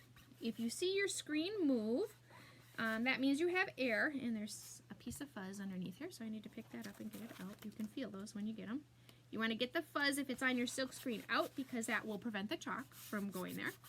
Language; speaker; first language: English; native; English